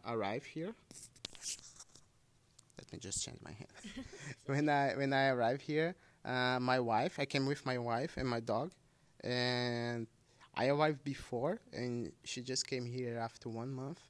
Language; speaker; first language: English; non-native, fluent; Portuguese